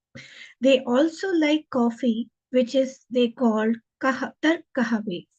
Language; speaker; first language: English; non-native, local second language; Hindi